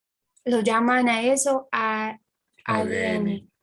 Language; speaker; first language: Spanish; non-native, fluent; English